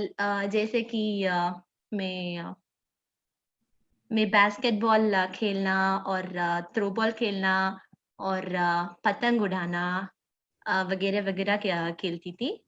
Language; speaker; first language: Hindi; non-native, local second language; Tamil